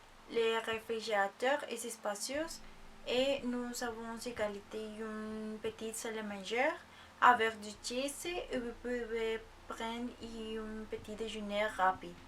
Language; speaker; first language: French; non-native, learner; Spanish